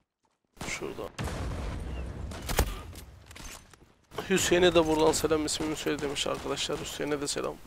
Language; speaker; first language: Turkish; native; Turkish